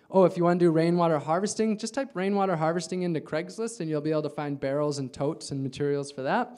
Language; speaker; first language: English; native; English